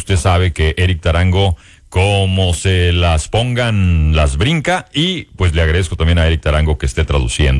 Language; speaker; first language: Spanish; native; Spanish